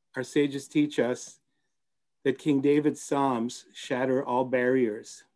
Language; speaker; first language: English; native; English